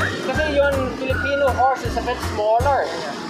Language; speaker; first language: Filipino; non-native, learner; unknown